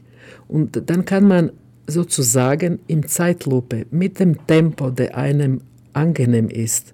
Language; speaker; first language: German; non-native, fluent; Croatian